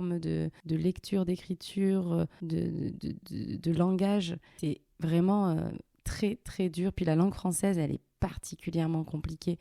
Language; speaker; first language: French; early bilingual, other home language; Arabic